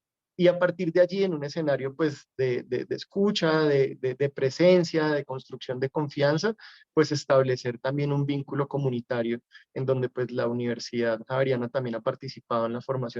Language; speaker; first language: Spanish; native; Spanish